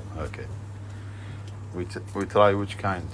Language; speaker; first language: English; non-native, learner; Arabic